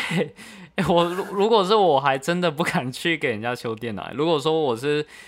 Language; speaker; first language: Chinese; native; Chinese